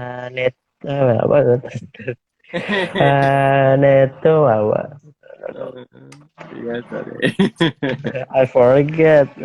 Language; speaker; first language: Japanese; non-native, learner; Indonesian